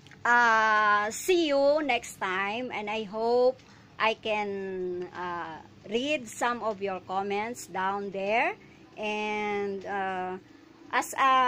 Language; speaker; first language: English; non-native, local second language; Filipino